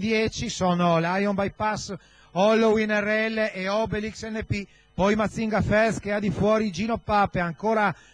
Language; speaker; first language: Italian; native; Italian